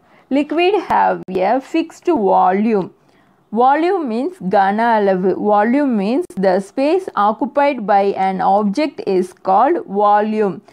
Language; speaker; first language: English; non-native, local second language; Tamil